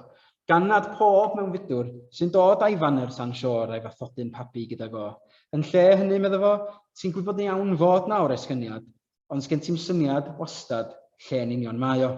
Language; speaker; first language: Welsh; native; Welsh